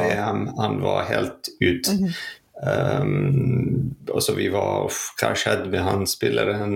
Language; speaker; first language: Norwegian; non-native, fluent; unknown